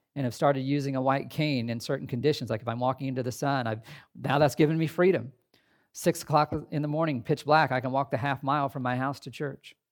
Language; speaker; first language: English; native; English